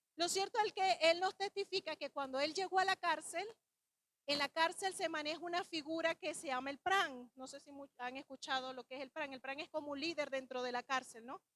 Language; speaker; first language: Spanish; native; Spanish